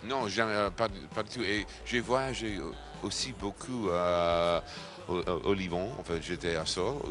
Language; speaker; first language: French; non-native, fluent; English